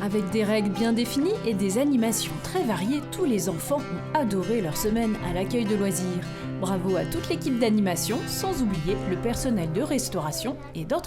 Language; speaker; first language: French; native; French